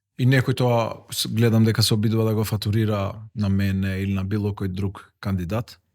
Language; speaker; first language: Macedonian; non-native, local second language; Albanian